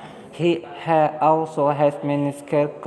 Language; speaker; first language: English; non-native, fluent; Indonesian